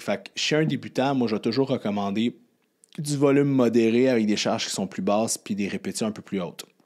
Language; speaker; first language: French; native; French